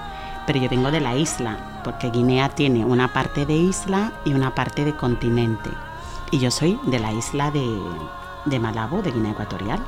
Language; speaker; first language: Spanish; early bilingual, other home language; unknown